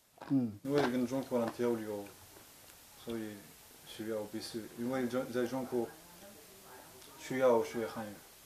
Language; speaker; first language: Chinese; non-native, learner; Arabic